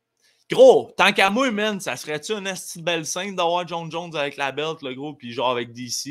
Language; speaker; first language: French; native; French